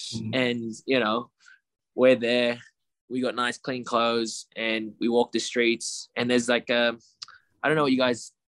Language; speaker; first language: English; native; English